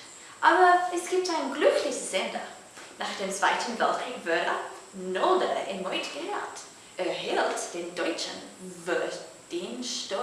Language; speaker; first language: German; non-native, learner; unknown